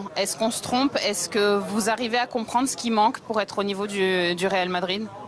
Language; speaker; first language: French; native; French